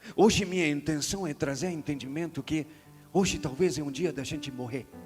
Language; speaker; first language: Portuguese; non-native, fluent; Spanish